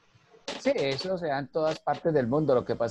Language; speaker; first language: Spanish; native; Spanish